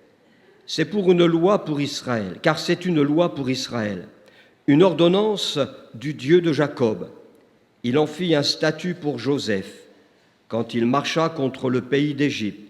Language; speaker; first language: French; native; French